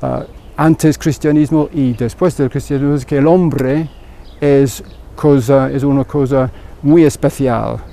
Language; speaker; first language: Spanish; non-native, fluent; English